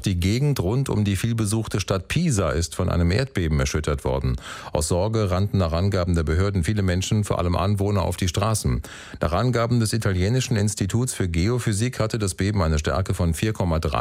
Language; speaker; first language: German; native; German